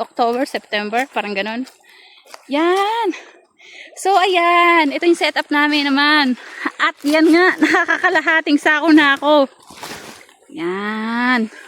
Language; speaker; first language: Filipino; native; Filipino